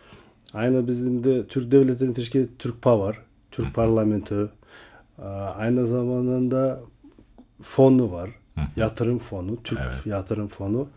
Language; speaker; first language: Turkish; non-native, learner; Kazakh